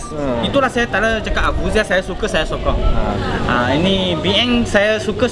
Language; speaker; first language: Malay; non-native, local second language; Cantonese